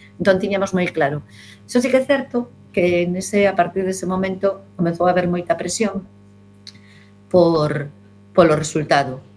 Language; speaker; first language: Galician; non-native, local second language; Spanish